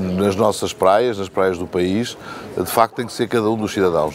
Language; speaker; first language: Portuguese; native; Portuguese